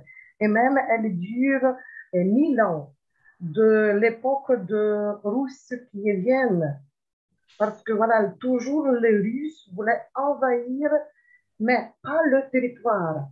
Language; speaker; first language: French; non-native, fluent; Ukrainian